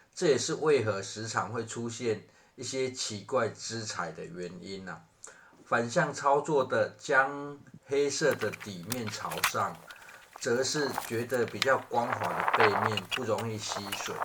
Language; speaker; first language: Chinese; native; Chinese